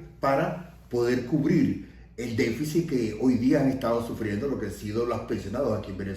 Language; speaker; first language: Spanish; native; Spanish